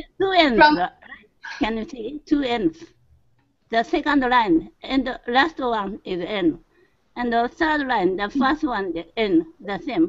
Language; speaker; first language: English; non-native, learner; Japanese